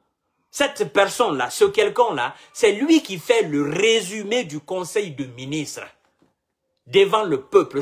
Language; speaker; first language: French; non-native, local second language; Mandingo